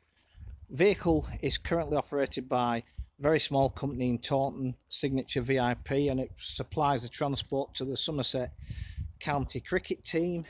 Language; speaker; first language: English; native; English